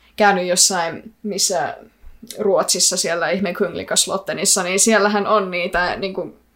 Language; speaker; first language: Finnish; early bilingual, other home language; Icelandic